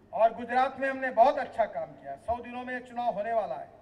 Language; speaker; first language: Hindi; non-native, local second language; Marathi